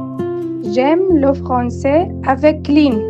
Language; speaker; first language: French; non-native, learner; Arabic